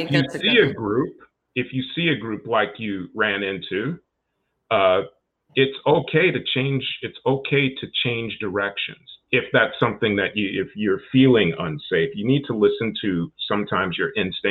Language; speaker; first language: English; native; English